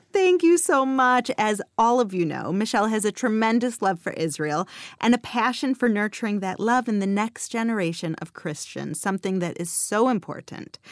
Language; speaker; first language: English; native; English